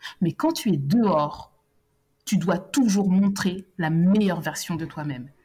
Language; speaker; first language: French; native; French